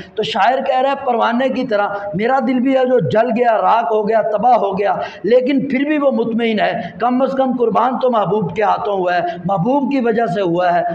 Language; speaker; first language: Urdu; non-native, local second language; Punjabi